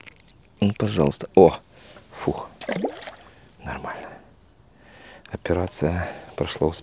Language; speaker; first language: Russian; native; Russian